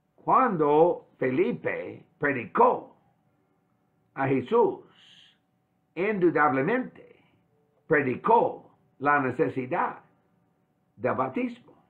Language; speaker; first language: Spanish; non-native, fluent; English